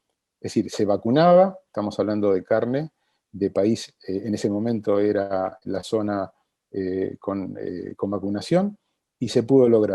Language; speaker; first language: Spanish; native; Spanish